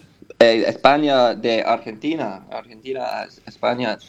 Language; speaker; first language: Spanish; non-native, learner; English